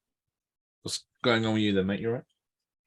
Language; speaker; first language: English; native; English